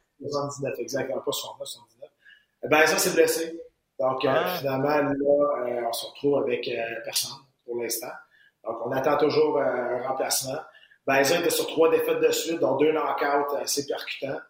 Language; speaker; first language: French; native; French